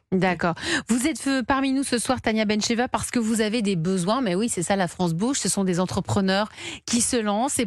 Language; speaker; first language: French; native; French